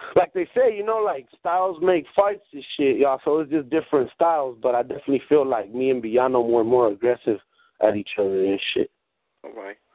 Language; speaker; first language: English; early bilingual, other home language; Spanish